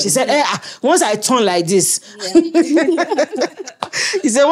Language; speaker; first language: English; native; English